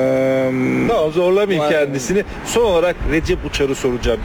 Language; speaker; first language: Turkish; native; Turkish